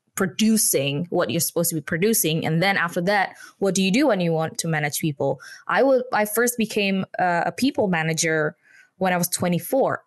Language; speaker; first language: English; non-native, fluent; Indonesian